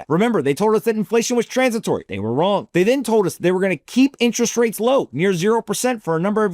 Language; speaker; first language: English; native; English